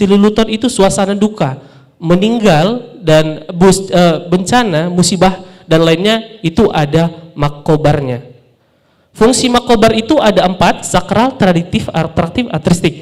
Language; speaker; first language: Indonesian; non-native, local second language; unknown